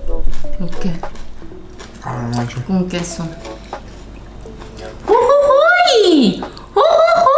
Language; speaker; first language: Spanish; non-native, fluent; Korean